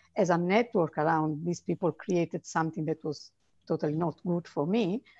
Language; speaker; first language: English; non-native, fluent; Italian